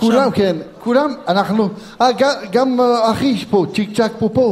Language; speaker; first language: Hebrew; non-native, learner; French